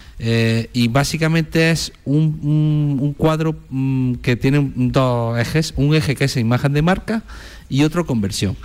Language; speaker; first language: Spanish; native; Spanish